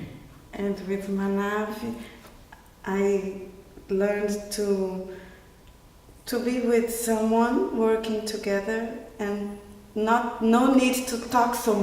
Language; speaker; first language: English; non-native, fluent; Portuguese